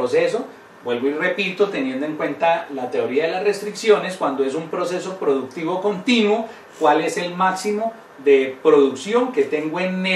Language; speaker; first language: Spanish; native; Spanish